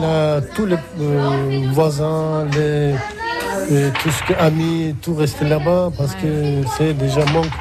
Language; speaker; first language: French; non-native, learner; Russian